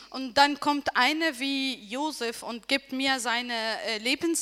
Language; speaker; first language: German; non-native, learner; Arabic